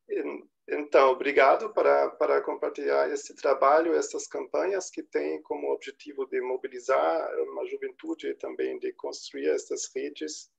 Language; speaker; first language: Portuguese; non-native, fluent; German